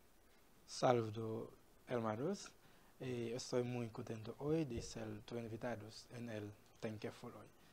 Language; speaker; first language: Spanish; non-native, learner; Haitian Creole